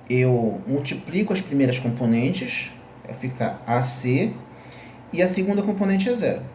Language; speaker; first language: Portuguese; native; Portuguese